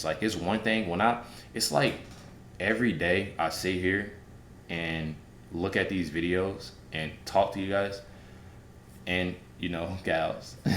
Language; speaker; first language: English; native; English